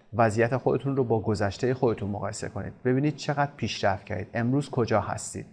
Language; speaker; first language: Persian; native; Persian